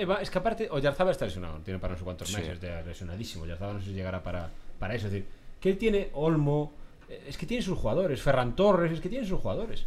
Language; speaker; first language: Spanish; native; Spanish